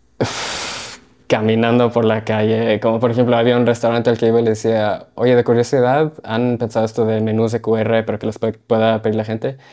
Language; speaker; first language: Spanish; early bilingual, heritage; Spanish